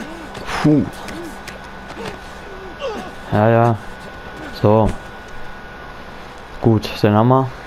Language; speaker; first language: German; native; German